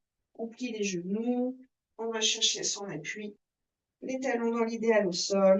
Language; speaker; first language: French; native; French